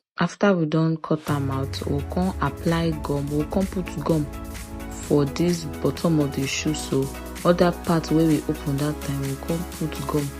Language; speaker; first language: Nigerian Pidgin; native; Nigerian Pidgin